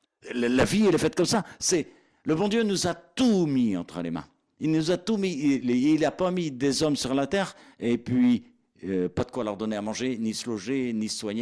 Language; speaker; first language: French; native; French